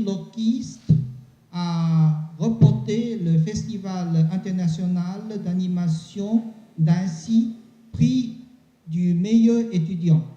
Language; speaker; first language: French; non-native, learner; Chinese